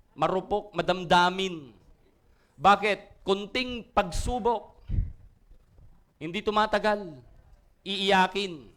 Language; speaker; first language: Filipino; non-native, local second language; Iloko